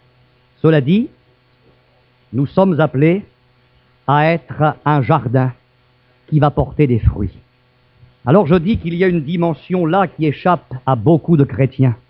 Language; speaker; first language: French; native; French